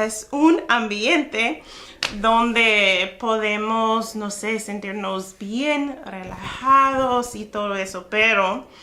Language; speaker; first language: Spanish; non-native, fluent; English